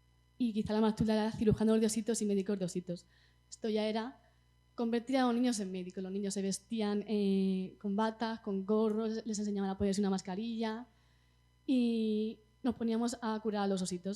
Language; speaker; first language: Spanish; native; Spanish